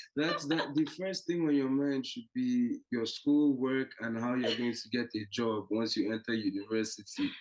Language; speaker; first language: English; non-native, local second language; Yoruba